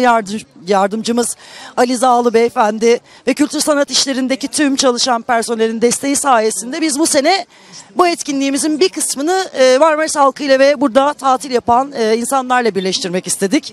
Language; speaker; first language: Turkish; native; Turkish